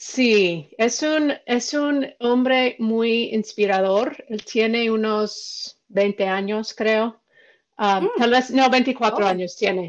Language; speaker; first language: Spanish; non-native, fluent; English